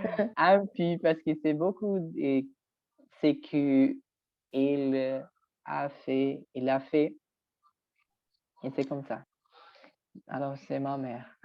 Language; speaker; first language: French; non-native, learner; Spanish